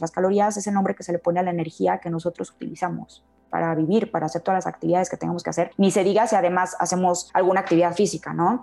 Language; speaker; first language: Spanish; native; Spanish